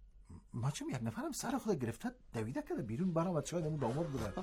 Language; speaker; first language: Persian; native; Persian